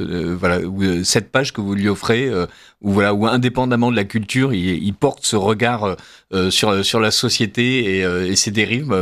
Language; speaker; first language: French; native; French